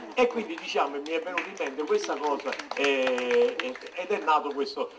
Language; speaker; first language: Italian; native; Italian